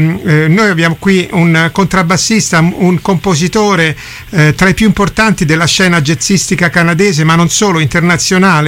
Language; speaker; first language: Italian; native; Italian